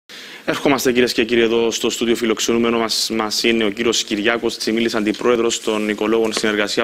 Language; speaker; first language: Greek; native; Greek